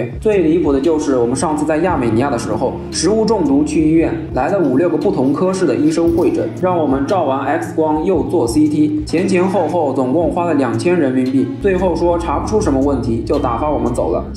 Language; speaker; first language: Chinese; native; Chinese